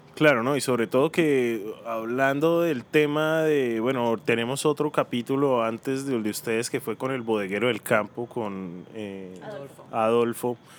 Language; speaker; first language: Spanish; native; Spanish